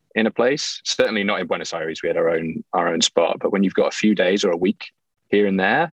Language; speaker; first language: English; native; English